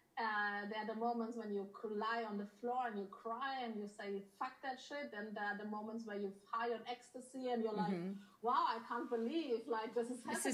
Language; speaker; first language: English; early bilingual, other home language; Polish